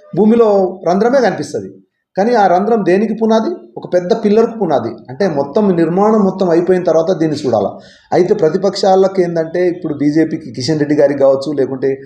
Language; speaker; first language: Telugu; native; Telugu